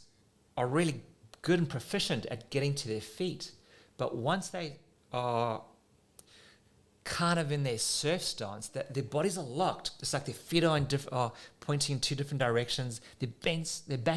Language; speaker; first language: English; native; English